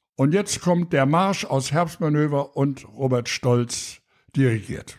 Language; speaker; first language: German; native; German